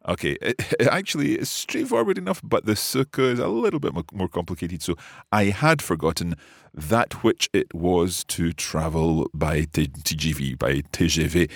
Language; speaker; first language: English; native; English